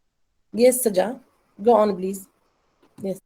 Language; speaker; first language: English; non-native, learner; Arabic